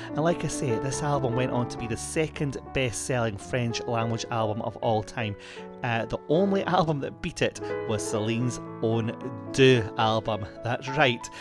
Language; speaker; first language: English; native; English